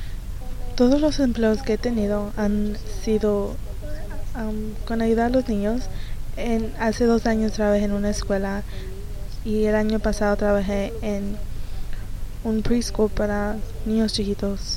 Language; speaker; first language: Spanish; early bilingual, heritage; Spanish